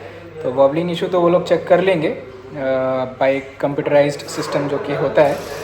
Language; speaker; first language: Hindi; native; Hindi